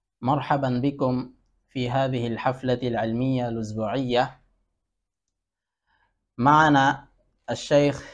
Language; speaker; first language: Arabic; non-native, fluent; Bangla